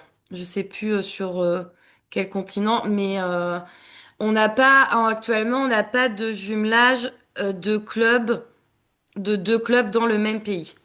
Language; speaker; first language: French; native; French